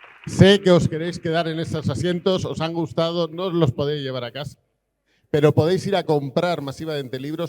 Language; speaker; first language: Spanish; native; Spanish